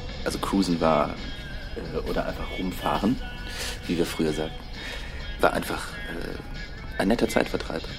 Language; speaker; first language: German; native; German